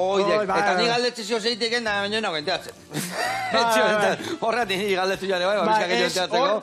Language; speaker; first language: Basque; native; Basque